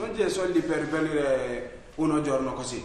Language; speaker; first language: Italian; non-native, learner; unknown